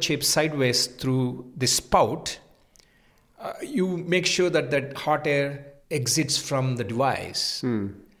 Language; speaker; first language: English; non-native, local second language; Telugu